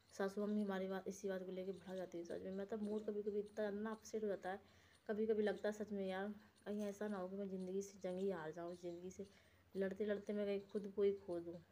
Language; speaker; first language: Hindi; native; Hindi